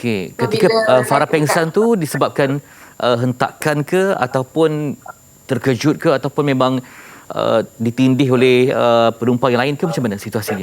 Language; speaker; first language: Malay; native; Malay